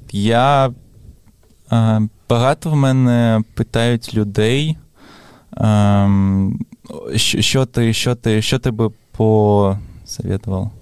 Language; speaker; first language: Ukrainian; non-native, local second language; Russian